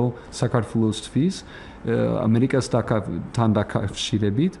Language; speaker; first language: Georgian; non-native, learner; English